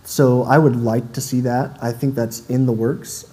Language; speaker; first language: English; native; English